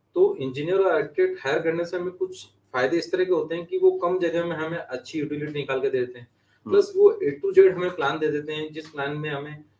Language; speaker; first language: Hindi; native; Hindi